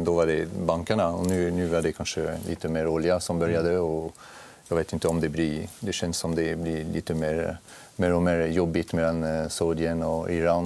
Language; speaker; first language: Swedish; non-native, fluent; French